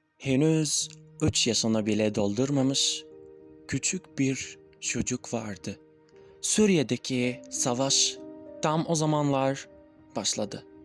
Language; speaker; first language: Turkish; non-native, learner; Arabic